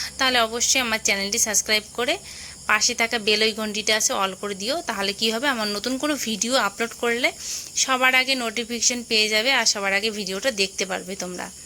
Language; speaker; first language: Bangla; non-native, local second language; Rangpuri